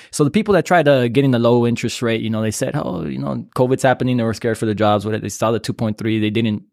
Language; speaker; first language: English; native; English